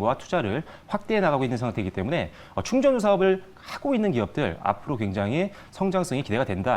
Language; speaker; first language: Korean; native; Korean